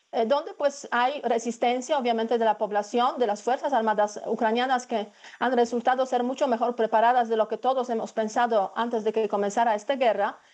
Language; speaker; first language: Spanish; native; Spanish